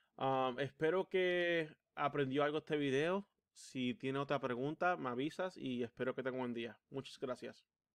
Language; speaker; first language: Spanish; early bilingual, heritage; Spanish